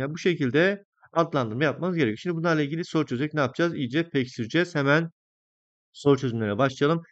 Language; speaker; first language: Turkish; native; Turkish